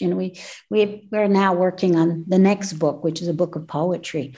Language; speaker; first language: English; early bilingual, other home language; Spanish